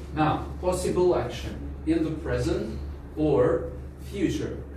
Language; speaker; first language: English; non-native, fluent; Albanian